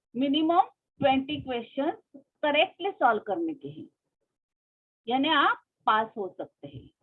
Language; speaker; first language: Hindi; non-native, local second language; Marathi